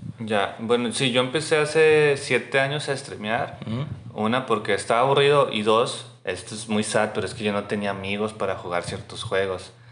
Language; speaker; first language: Spanish; native; Spanish